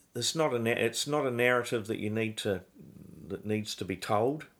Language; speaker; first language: English; native; English